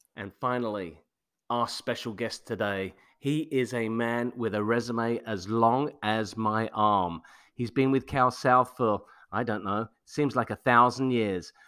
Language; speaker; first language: English; native; English